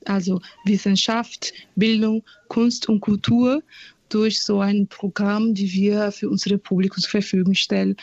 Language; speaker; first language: German; non-native, fluent; Portuguese